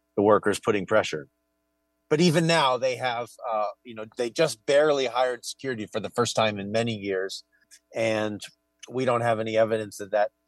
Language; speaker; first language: English; native; English